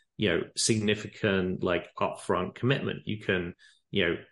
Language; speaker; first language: English; native; English